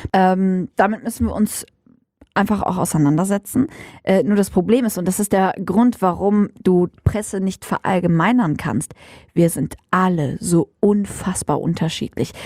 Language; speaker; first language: German; early bilingual, other home language; Arabic